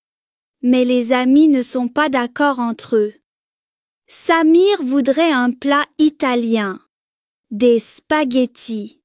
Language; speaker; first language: French; non-native, local second language; Arabic